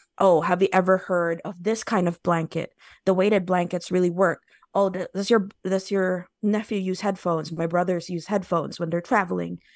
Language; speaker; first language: English; native; English